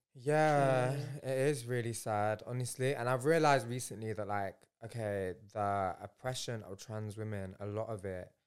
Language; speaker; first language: English; native; English